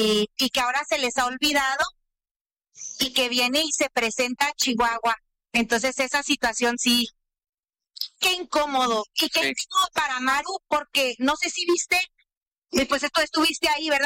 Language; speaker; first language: Spanish; native; Spanish